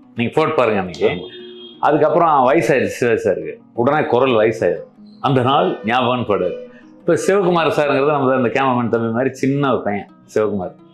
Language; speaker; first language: Tamil; non-native, local second language; Malayalam